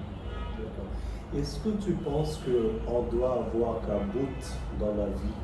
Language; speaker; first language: French; non-native, fluent; Bangla